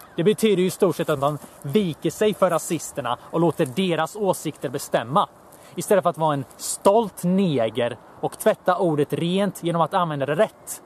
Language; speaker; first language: Swedish; early bilingual, other home language; Bosnian